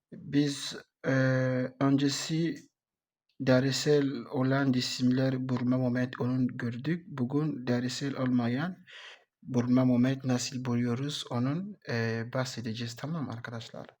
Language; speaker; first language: Turkish; non-native, learner; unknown